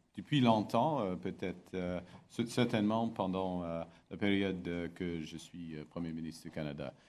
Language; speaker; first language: French; non-native, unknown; English